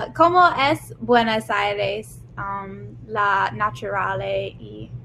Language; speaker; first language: Spanish; non-native, learner; English